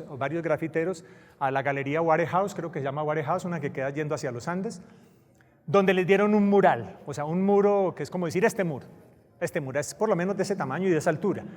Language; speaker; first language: Spanish; native; Spanish